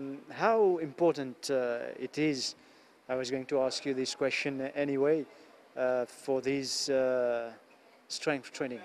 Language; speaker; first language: English; non-native, local second language; Morisyen